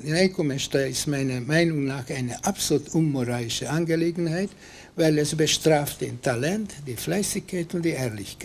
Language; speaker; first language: German; non-native, fluent; Hungarian